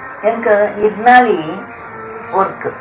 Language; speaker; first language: Malayalam; non-native, local second language; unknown